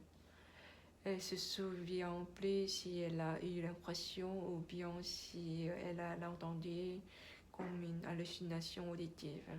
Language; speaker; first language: French; non-native, learner; Korean